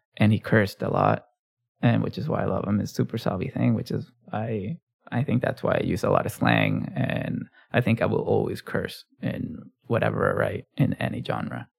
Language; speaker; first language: English; early bilingual, other home language; Spanish